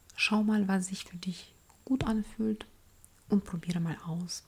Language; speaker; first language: German; non-native, fluent; Ukrainian